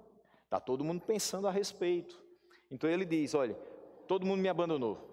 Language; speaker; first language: Portuguese; native; Portuguese